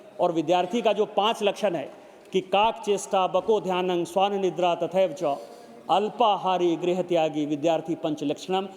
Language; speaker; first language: Hindi; native; Hindi